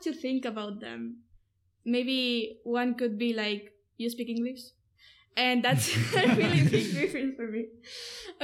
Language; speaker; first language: English; non-native, fluent; Spanish